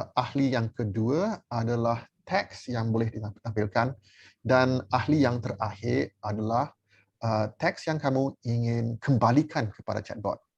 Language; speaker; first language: Malay; non-native, fluent; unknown